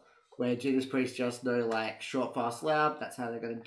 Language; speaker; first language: English; native; English